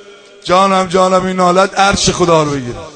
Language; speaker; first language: Persian; native; Persian